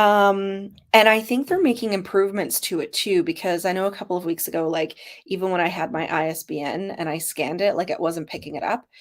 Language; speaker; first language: English; native; English